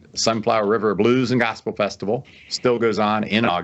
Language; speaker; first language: English; native; English